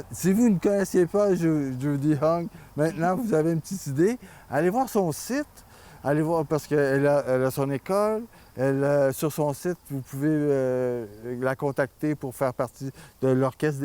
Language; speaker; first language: French; native; French